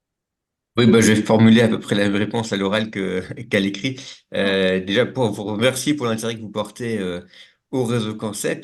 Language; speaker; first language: French; native; French